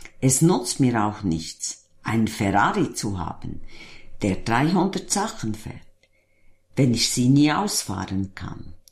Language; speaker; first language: German; native; German